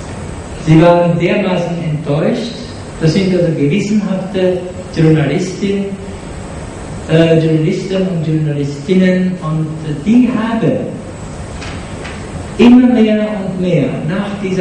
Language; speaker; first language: German; non-native, fluent; Japanese